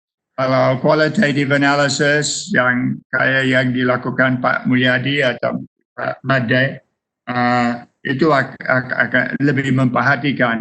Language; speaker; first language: Indonesian; non-native, fluent; English